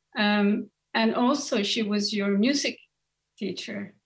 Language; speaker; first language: English; non-native, fluent; Swedish